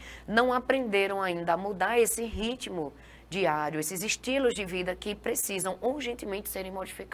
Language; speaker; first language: Portuguese; native; Portuguese